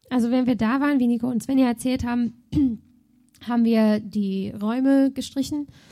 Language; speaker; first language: German; native; German